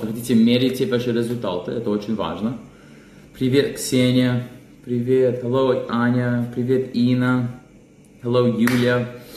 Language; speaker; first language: Russian; non-native, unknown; English